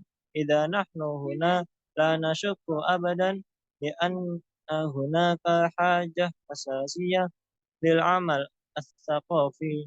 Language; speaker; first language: Arabic; non-native, learner; Indonesian